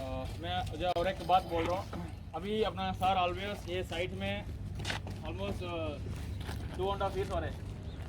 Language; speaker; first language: Hindi; non-native, local second language; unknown